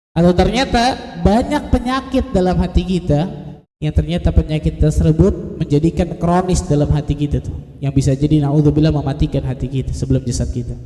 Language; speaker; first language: Indonesian; native; Indonesian